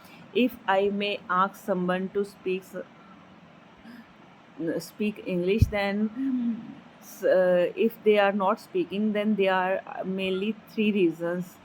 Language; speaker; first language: English; non-native, learner; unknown